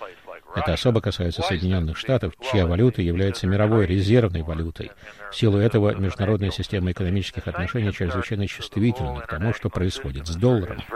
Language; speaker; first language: Russian; native; Russian